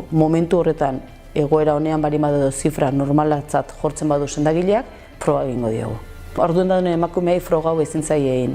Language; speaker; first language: Basque; native; Basque